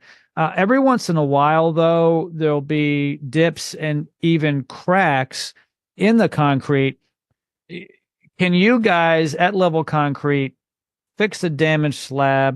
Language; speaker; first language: English; native; English